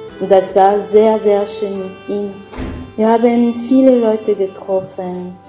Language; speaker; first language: German; non-native, learner; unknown